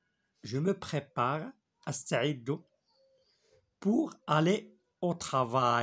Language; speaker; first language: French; non-native, local second language; Arabic